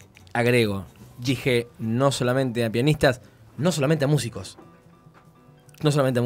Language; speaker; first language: Spanish; native; Spanish